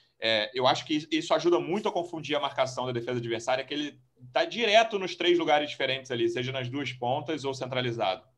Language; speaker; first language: Portuguese; native; Portuguese